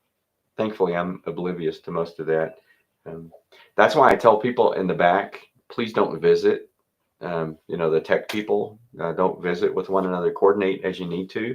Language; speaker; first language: English; native; English